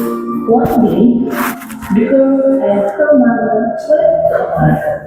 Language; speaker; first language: English; non-native, learner; Indonesian